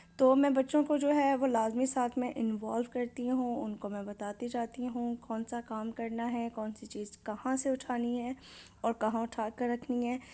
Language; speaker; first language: Urdu; native; Urdu